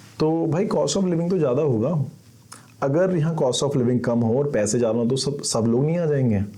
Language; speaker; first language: Hindi; native; Hindi